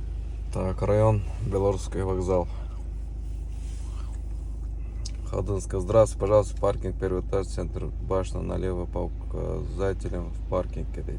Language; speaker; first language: Russian; non-native, local second language; Kyrgyz